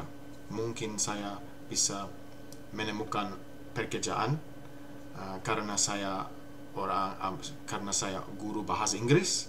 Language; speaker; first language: Indonesian; non-native, learner; English